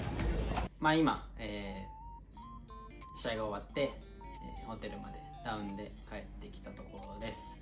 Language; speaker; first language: Japanese; native; Japanese